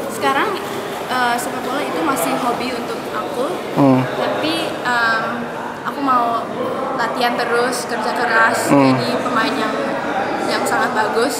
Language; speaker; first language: Indonesian; early bilingual, heritage; English